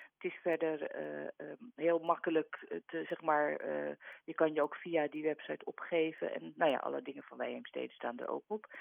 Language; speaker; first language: Dutch; native; Dutch